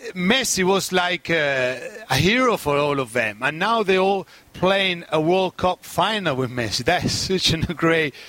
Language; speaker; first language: English; non-native, fluent; Spanish